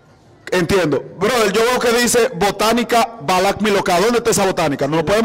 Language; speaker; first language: Spanish; native; Spanish